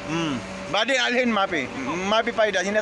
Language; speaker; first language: Arabic; non-native, learner; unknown